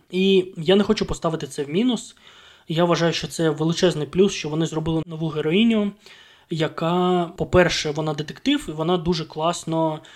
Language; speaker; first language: Ukrainian; non-native, local second language; Russian